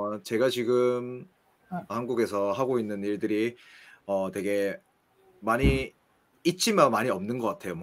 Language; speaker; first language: Korean; native; Korean